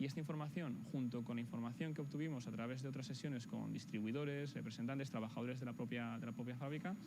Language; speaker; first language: Spanish; native; Spanish